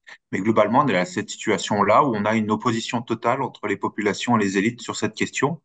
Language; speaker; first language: French; native; French